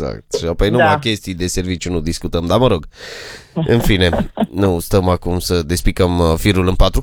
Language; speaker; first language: Romanian; native; Romanian